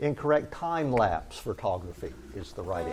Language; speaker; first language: English; native; English